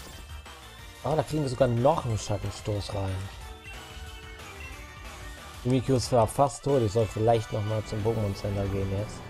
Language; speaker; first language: German; native; German